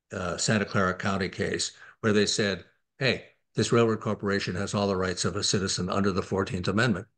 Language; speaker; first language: English; native; English